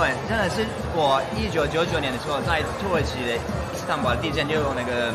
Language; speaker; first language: Chinese; non-native, fluent; Turkish